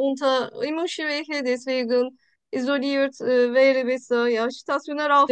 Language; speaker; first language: German; non-native, learner; Turkish